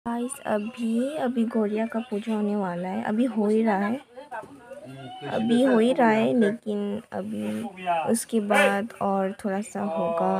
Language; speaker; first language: Hindi; non-native, local second language; Kok Borok